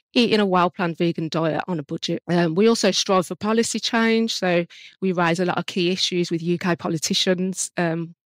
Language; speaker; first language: English; native; English